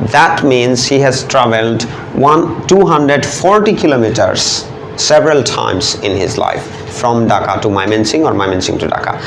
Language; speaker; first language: English; non-native, local second language; Bangla